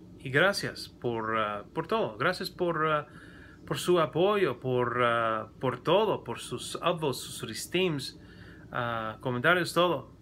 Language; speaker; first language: Spanish; non-native, learner; English